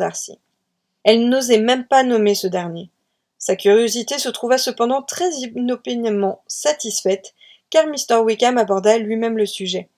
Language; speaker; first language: French; native; French